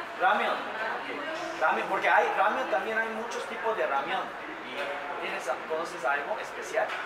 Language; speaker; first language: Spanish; non-native, fluent; Korean